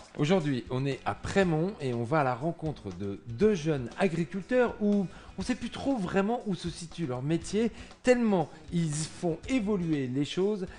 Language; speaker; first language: French; native; French